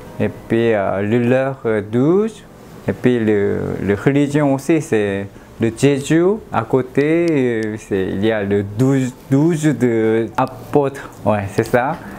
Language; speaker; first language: French; non-native, learner; Korean